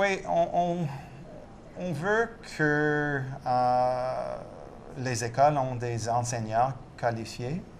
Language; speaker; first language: French; non-native, local second language; English